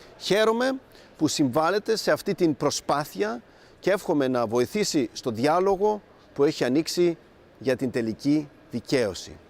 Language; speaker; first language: Greek; early bilingual, heritage; Greek